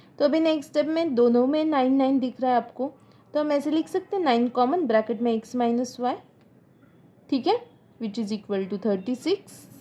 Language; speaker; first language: Hindi; non-native, local second language; Marathi